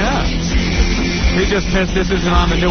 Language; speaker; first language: English; native; English